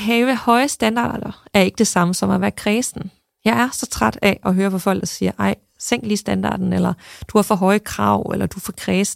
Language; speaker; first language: Danish; native; Danish